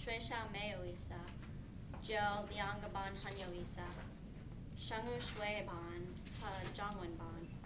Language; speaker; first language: Chinese; non-native, learner; English